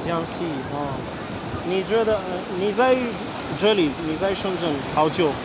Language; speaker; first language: Chinese; non-native, learner; Central Kurdish